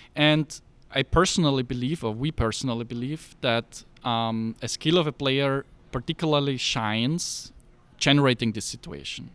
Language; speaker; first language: English; non-native, fluent; German